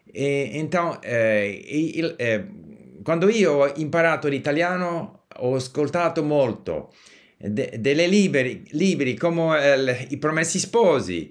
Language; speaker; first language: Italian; non-native, learner; English